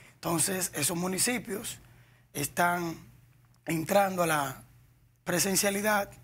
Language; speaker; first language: Spanish; native; Spanish